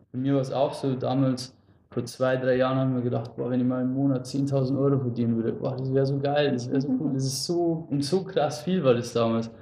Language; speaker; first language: German; native; German